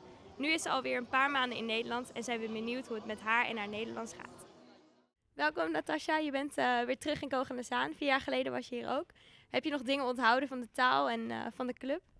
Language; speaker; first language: Dutch; native; Dutch